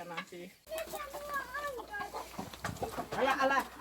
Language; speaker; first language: Finnish; non-native, learner; Thai